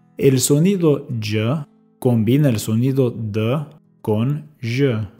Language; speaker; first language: Spanish; non-native, fluent; English